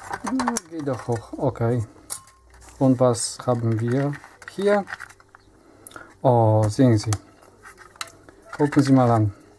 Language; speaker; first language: German; non-native, learner; Polish